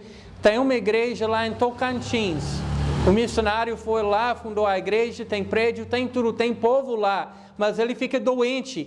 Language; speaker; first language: Portuguese; non-native, fluent; English